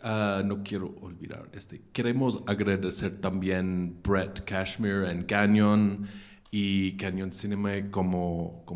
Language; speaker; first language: Spanish; non-native, fluent; English